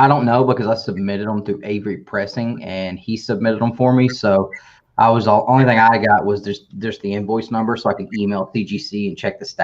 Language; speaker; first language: English; native; English